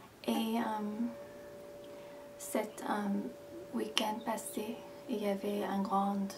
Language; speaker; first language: French; non-native, fluent; English